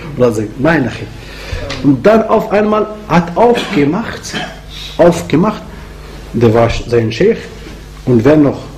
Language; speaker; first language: German; non-native, fluent; Arabic